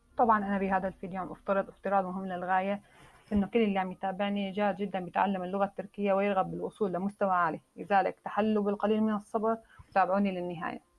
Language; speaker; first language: Arabic; native; Arabic